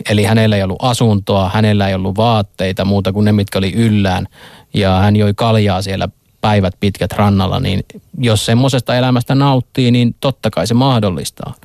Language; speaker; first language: Finnish; native; Finnish